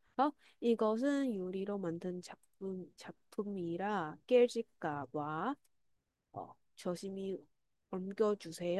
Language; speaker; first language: Korean; non-native, fluent; Chinese